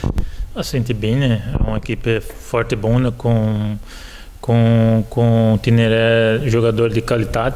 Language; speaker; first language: Romanian; non-native, learner; Portuguese